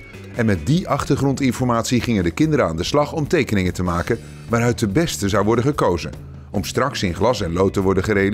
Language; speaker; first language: Dutch; native; Dutch